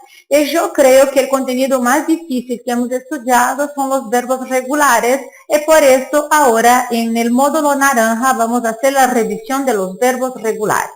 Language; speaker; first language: Spanish; non-native, fluent; Portuguese